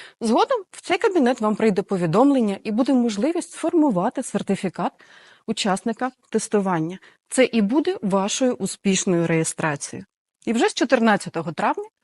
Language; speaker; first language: Ukrainian; native; Ukrainian